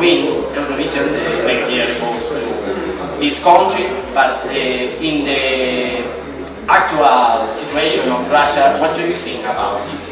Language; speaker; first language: English; non-native, learner; Spanish